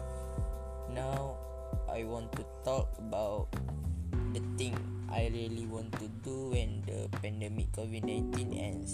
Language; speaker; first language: English; non-native, local second language; Malay